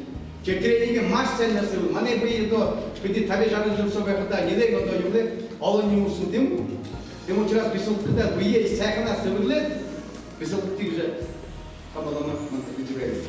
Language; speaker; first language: Mongolian; non-native, learner; Buriat